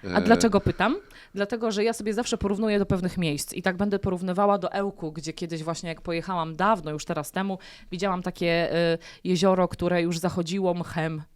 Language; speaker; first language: Polish; native; Polish